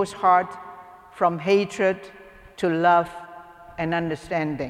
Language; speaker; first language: English; non-native, local second language; Cantonese